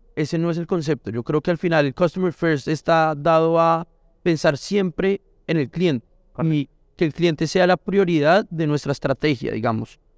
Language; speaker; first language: Spanish; native; Spanish